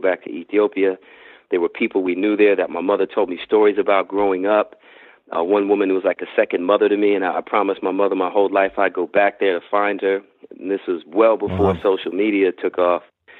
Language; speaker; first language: English; native; English